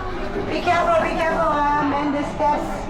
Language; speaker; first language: English; non-native, learner; Chinese